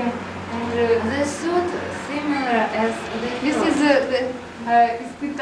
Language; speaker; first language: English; non-native, learner; Russian